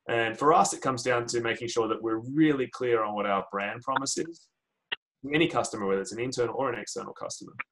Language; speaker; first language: English; native; English